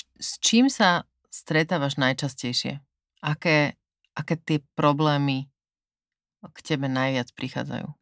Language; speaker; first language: Slovak; native; Slovak